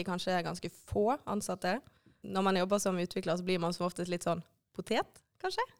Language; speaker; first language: Norwegian; native; Norwegian